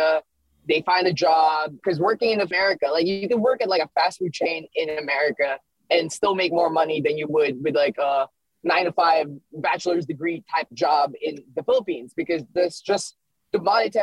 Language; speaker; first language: English; early bilingual, other home language; Filipino